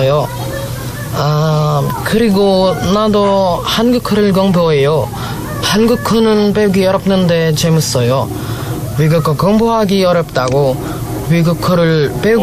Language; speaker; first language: Korean; non-native, learner; Filipino